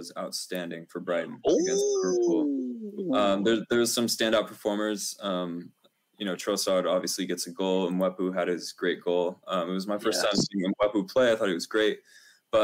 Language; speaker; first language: English; native; English